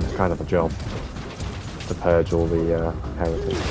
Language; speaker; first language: English; native; English